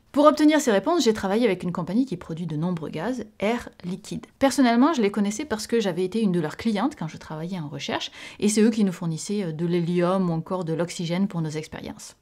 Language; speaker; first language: French; native; French